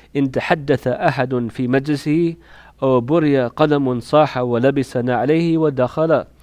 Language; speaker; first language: Arabic; non-native, fluent; English